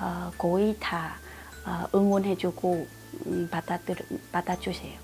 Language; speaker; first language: Korean; non-native, fluent; Vietnamese